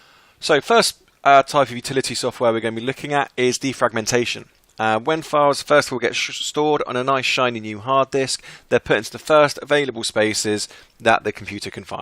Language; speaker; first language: English; native; English